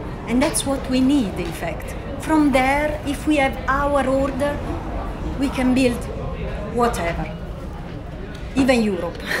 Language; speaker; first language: English; non-native, fluent; Italian